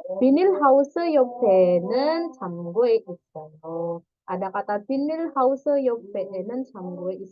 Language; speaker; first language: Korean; non-native, fluent; Indonesian